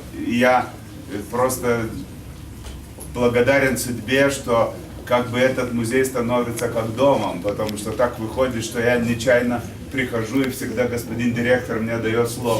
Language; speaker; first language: Russian; non-native, fluent; Lithuanian